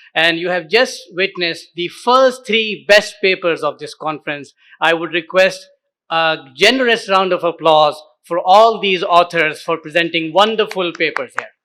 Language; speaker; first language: English; non-native, local second language; Urdu